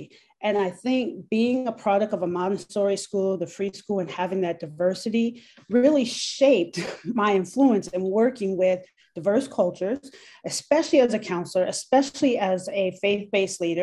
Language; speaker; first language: English; native; English